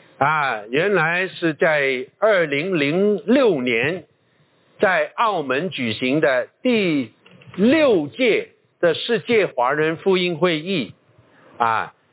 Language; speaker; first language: Chinese; non-native, local second language; Cantonese